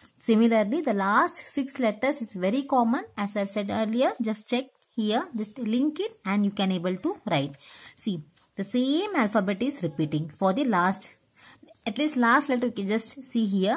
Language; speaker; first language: English; non-native, local second language; Tamil